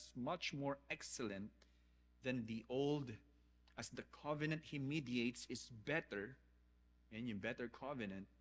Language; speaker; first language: English; non-native, local second language; Filipino